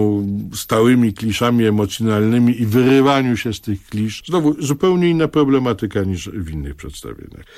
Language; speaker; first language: Polish; native; Polish